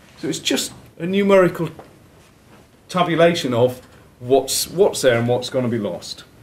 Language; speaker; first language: English; native; English